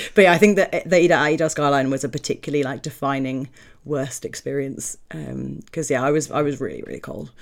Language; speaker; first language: English; native; English